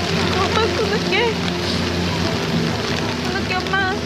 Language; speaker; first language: Korean; non-native, local second language; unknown